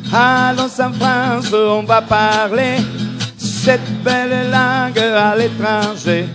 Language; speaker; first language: French; non-native, learner; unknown